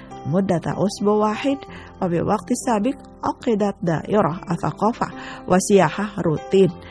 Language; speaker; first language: Arabic; non-native, fluent; Indonesian